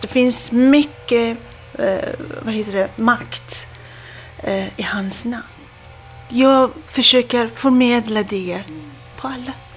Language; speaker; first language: Swedish; non-native, fluent; Persian